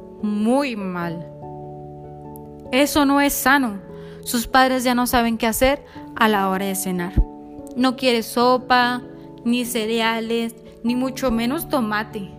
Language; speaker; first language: Spanish; native; Spanish